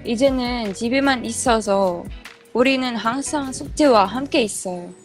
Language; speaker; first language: Korean; non-native, learner; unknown